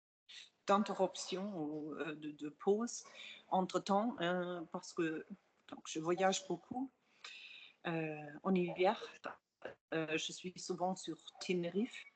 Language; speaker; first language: French; non-native, fluent; German